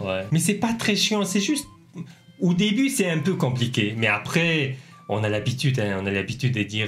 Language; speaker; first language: French; non-native, learner; Mongolian